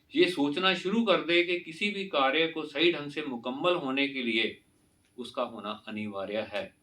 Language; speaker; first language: Hindi; non-native, local second language; Punjabi